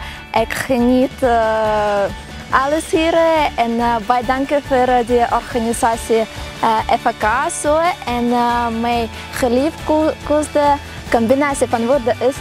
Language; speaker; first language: Afrikaans; non-native, learner; Russian